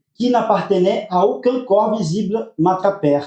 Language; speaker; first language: French; non-native, fluent; Portuguese